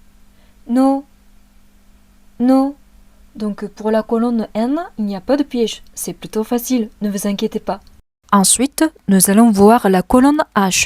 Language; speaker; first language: French; non-native, fluent; Japanese